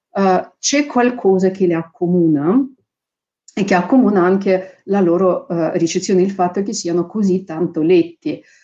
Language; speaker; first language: Italian; non-native, fluent; Russian